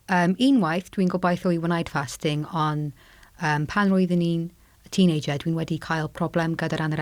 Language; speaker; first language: Welsh; non-native, local second language; English